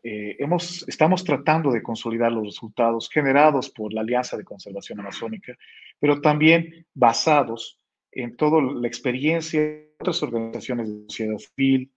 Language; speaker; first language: Spanish; native; Spanish